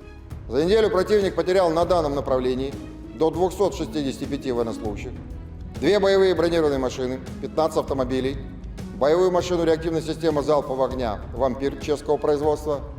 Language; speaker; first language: Russian; native; Russian